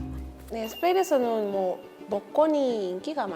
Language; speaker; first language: Korean; non-native, fluent; Spanish